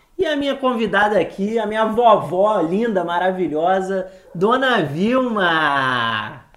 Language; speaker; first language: Portuguese; native; Portuguese